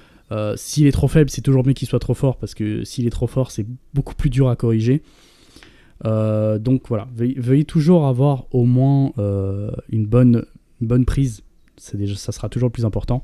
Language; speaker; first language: French; native; French